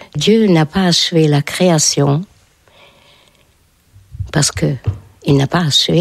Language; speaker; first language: French; non-native, fluent; Hungarian